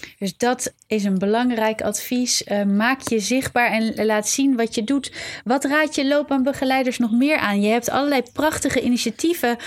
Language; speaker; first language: Dutch; native; Dutch